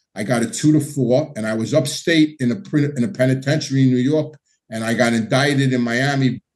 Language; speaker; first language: English; native; English